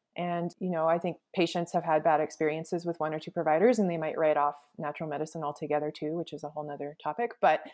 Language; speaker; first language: English; native; English